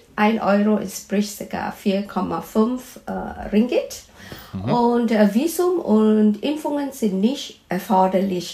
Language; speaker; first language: German; non-native, fluent; Malay